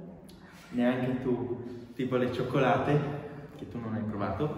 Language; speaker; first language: Italian; native; Italian